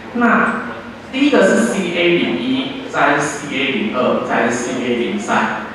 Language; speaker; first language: Chinese; native; Chinese